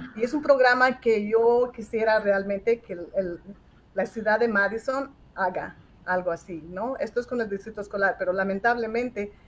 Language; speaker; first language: Spanish; native; Spanish